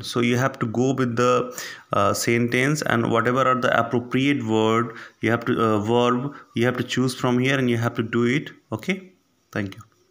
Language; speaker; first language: English; non-native, local second language; Hindi